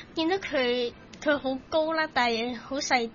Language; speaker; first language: Cantonese; native; Cantonese